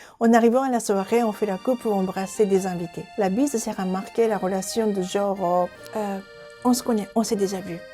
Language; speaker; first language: French; non-native, fluent; Japanese